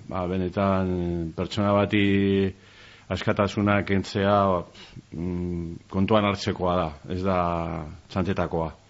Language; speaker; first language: Basque; non-native, local second language; Spanish